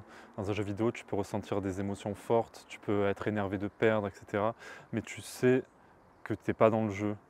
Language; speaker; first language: French; native; French